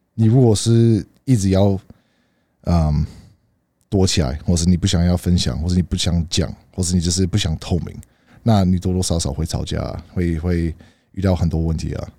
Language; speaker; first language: Chinese; early bilingual, heritage; Chinese